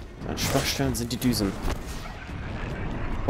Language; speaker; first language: German; native; German